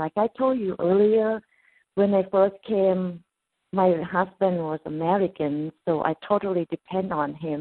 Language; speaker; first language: English; non-native, fluent; Thai